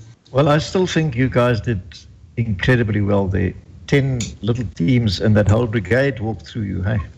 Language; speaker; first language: English; non-native, local second language; Afrikaans